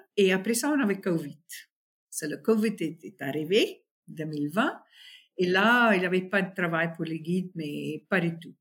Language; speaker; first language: French; non-native, fluent; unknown